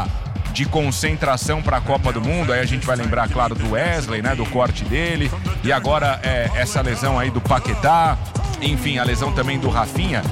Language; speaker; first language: Portuguese; native; Portuguese